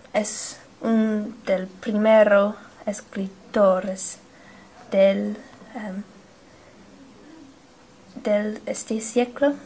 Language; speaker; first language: Spanish; non-native, learner; English